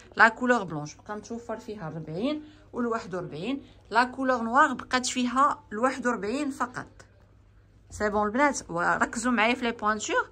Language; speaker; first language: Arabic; native; Arabic